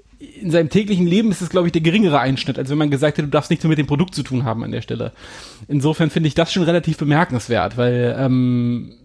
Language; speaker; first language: German; native; German